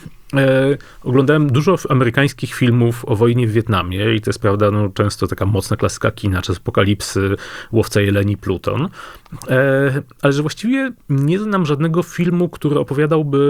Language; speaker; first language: Polish; native; Polish